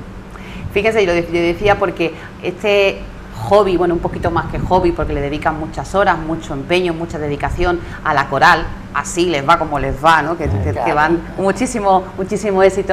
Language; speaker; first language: Spanish; native; Spanish